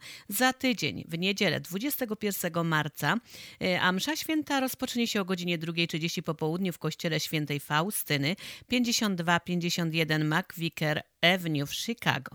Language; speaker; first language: Polish; native; Polish